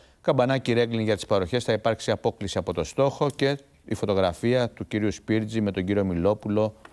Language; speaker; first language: Greek; native; Greek